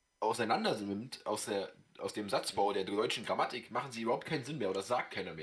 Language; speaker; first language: German; native; German